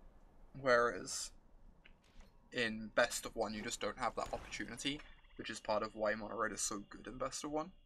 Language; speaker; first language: English; native; English